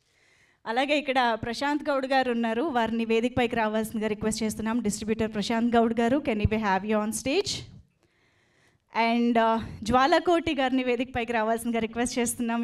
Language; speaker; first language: Telugu; native; Telugu